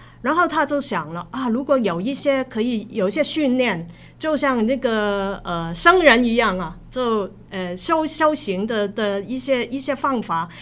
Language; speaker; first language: Chinese; non-native, local second language; Cantonese